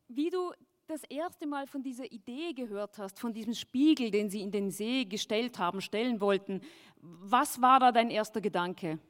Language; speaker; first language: German; native; German